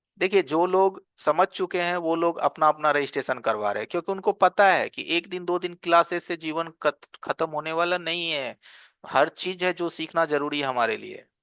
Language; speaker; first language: Hindi; native; Hindi